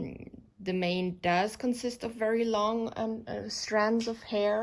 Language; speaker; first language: English; non-native, fluent; German